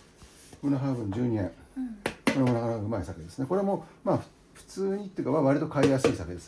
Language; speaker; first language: Japanese; native; Japanese